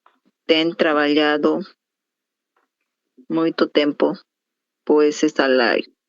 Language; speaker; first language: Portuguese; non-native, learner; Spanish